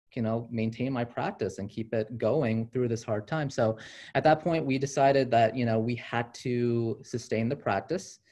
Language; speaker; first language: English; native; English